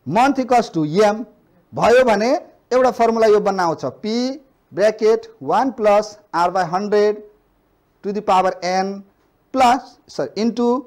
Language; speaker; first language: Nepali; non-native, local second language; Maithili